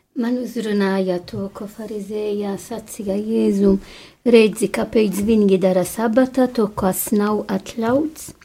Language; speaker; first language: Latvian; non-native, fluent; Maltese